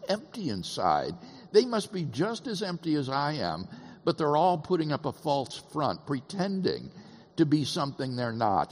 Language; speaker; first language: English; native; English